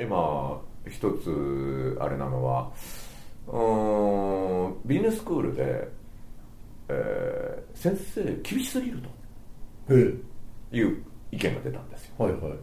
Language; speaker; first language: Japanese; native; Japanese